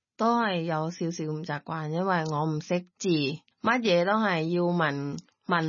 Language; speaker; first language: Cantonese; non-native, learner; Thai